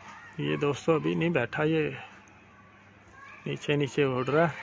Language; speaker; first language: Hindi; non-native, local second language; Punjabi